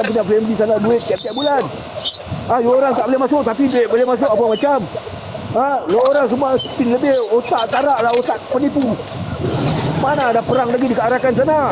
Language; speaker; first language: Malay; native; Malay